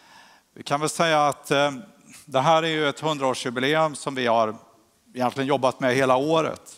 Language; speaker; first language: Swedish; native; Swedish